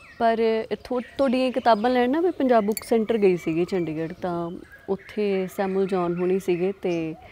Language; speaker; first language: Punjabi; native; Punjabi